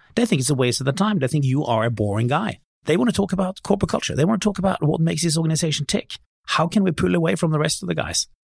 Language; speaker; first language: English; non-native, fluent; Norwegian